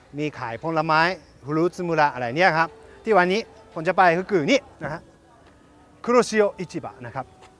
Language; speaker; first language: Thai; non-native, fluent; Japanese